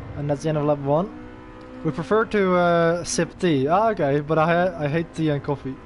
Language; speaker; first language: English; non-native, fluent; Dutch